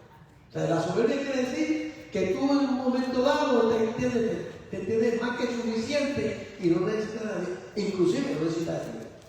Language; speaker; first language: Spanish; native; Spanish